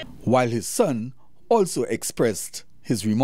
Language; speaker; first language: English; native; English